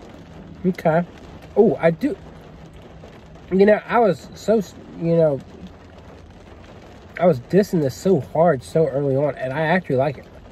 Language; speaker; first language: English; native; English